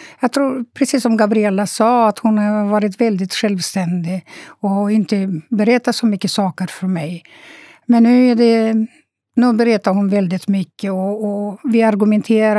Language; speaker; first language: Swedish; non-native, fluent; Romanian